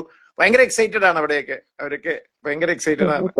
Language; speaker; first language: Malayalam; native; Malayalam